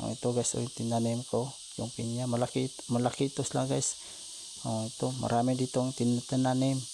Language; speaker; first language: Filipino; non-native, local second language; Cebuano